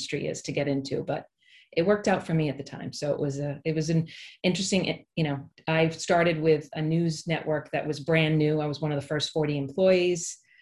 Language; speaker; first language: English; native; English